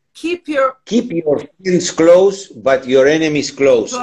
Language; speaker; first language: Spanish; native; Spanish